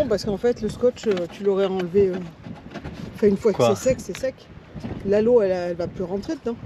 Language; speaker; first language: French; native; French